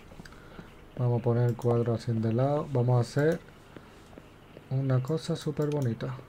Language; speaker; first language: Spanish; native; Spanish